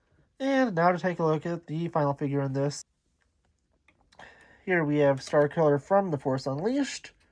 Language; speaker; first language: English; native; English